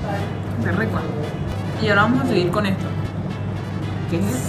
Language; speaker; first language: Spanish; native; Spanish